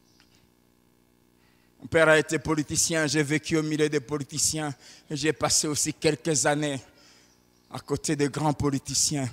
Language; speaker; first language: French; non-native, local second language; Lingala